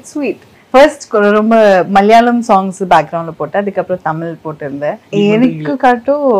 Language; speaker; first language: Tamil; non-native, learner; Malayalam